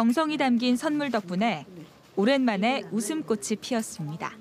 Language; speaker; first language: Korean; native; Korean